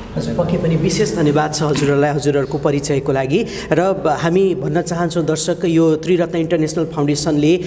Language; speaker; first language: Nepali; native; Nepali